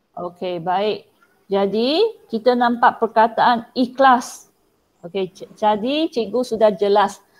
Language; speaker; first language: Malay; non-native, local second language; Chinese